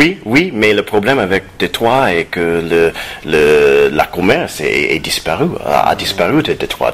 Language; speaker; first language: French; non-native, fluent; English